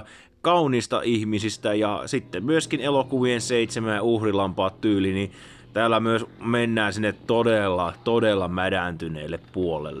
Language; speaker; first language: Finnish; native; Finnish